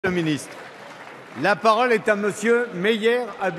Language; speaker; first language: French; native; French